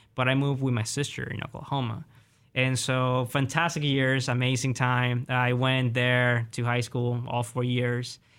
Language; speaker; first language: English; early bilingual, other home language; Spanish